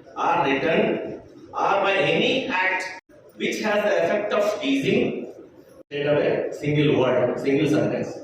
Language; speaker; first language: English; non-native, local second language; Telugu